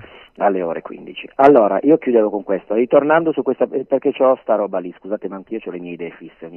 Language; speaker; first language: Italian; native; Italian